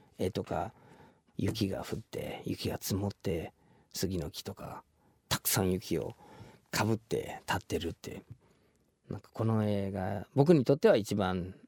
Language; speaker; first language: Japanese; non-native, fluent; English